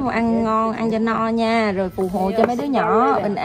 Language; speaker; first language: Chinese; non-native, learner; Vietnamese